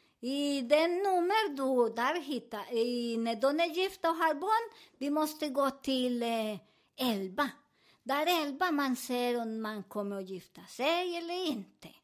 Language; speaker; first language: Swedish; non-native, learner; Spanish